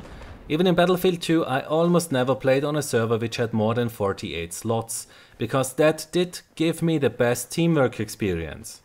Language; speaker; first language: English; non-native, fluent; German